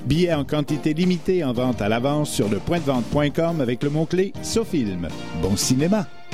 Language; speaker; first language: French; native; French